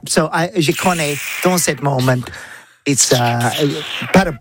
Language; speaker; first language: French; non-native, learner; English